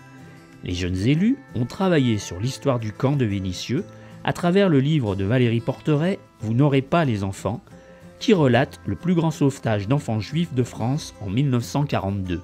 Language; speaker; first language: French; native; French